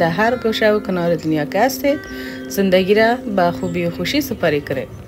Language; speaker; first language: Persian; native; Persian